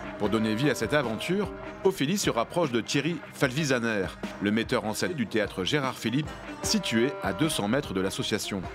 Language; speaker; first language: French; native; French